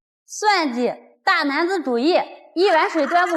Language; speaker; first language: Chinese; native; Chinese